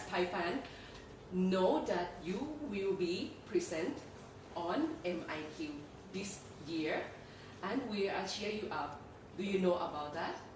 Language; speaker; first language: English; non-native, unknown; Thai